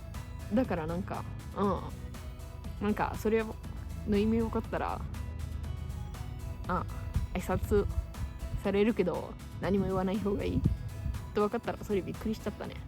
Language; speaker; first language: Japanese; non-native, fluent; Italian